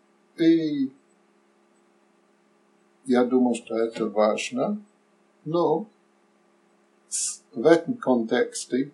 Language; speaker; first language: Russian; non-native, learner; English